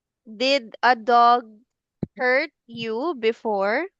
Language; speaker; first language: English; non-native, fluent; Filipino